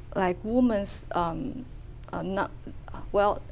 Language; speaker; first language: English; non-native, fluent; Chinese